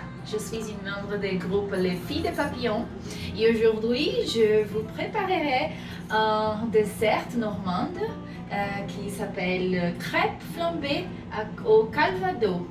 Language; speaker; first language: French; non-native, learner; Portuguese